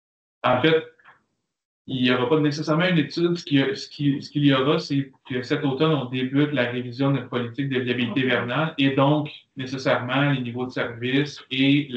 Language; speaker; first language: French; native; French